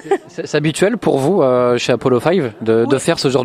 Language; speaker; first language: French; native; French